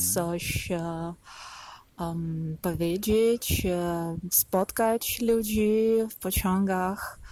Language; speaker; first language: Polish; non-native, learner; Ukrainian